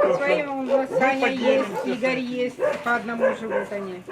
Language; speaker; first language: Russian; native; Russian